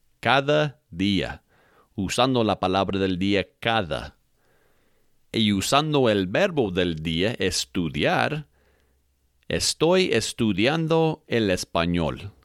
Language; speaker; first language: Spanish; non-native, fluent; English